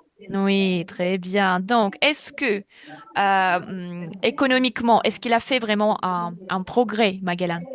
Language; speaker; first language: French; non-native, fluent; Russian